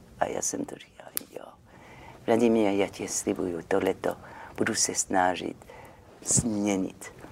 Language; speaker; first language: Czech; non-native, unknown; French